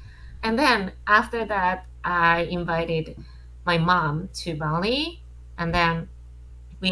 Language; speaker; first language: English; non-native, learner; Japanese